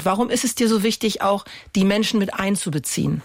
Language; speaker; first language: German; native; German